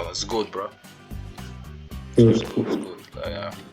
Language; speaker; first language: English; non-native, learner; Arabic